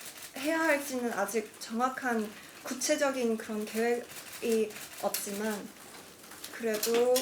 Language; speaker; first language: Korean; non-native, fluent; Cantonese